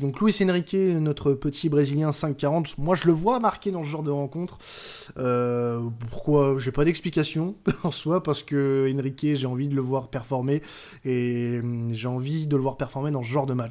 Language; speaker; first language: French; native; French